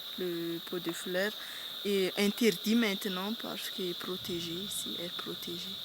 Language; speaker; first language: French; non-native, local second language; Malagasy